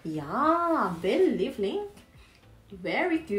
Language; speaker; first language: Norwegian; non-native, learner; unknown